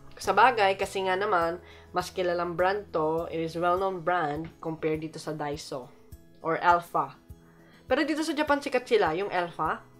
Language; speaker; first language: Filipino; native; Filipino